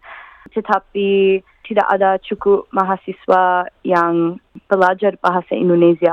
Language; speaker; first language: Indonesian; non-native, fluent; English